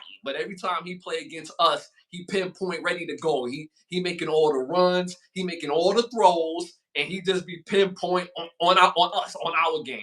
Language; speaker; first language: English; native; English